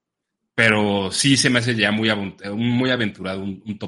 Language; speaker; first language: Spanish; native; Spanish